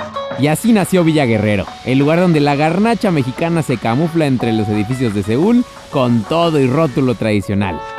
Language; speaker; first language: Spanish; native; Spanish